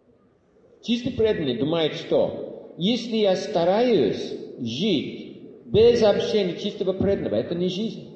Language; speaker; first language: Russian; non-native, fluent; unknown